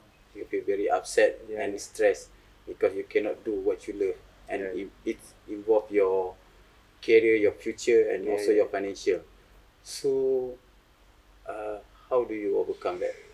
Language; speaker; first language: English; non-native, local second language; Malay